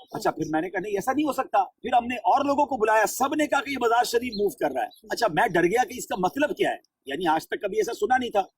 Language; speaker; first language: Urdu; native; Urdu